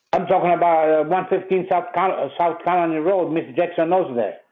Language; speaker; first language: English; non-native, fluent; Italian